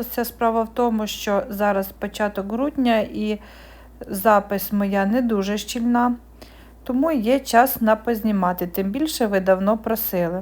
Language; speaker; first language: Ukrainian; native; Ukrainian